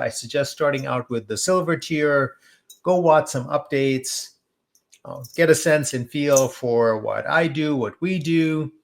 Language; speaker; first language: English; native; English